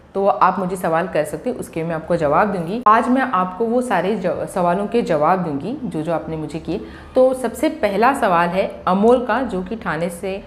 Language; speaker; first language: Hindi; non-native, local second language; Marathi